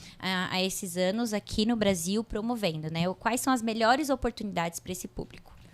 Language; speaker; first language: Portuguese; native; Portuguese